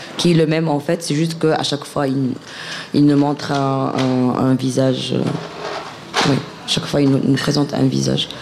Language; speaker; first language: French; non-native, local second language; Arabic